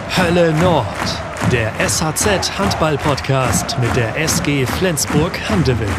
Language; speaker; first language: German; native; German